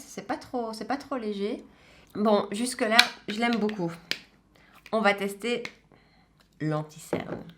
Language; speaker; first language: French; native; French